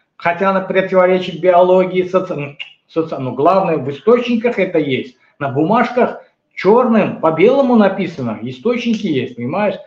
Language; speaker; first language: Russian; non-native, local second language; Azerbaijani